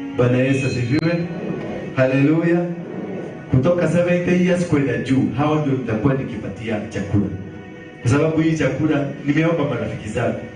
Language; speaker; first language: Swahili; non-native, local second language; Kikuyu